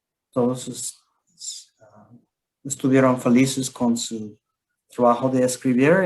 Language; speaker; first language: Spanish; non-native, learner; English